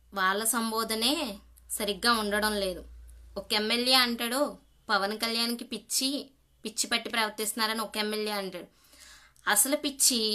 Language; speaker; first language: Telugu; native; Telugu